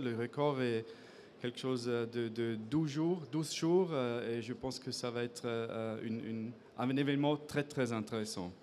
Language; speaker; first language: French; non-native, fluent; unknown